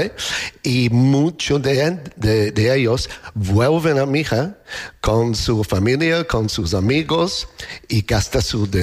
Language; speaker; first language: Spanish; non-native, learner; English